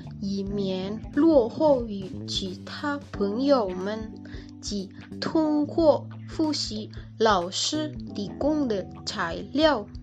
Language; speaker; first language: Chinese; non-native, learner; Indonesian